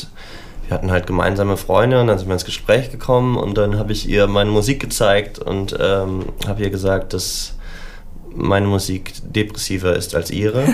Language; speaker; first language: German; native; German